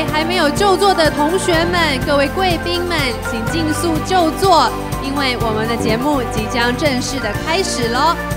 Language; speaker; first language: Chinese; native; Chinese